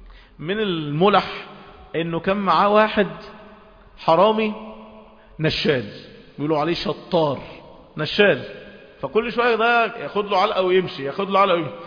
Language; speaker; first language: Arabic; native; Arabic